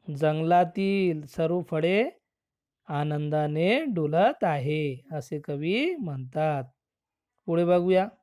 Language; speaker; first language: Marathi; non-native, local second language; Urdu